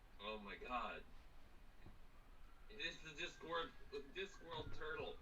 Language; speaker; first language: English; native; English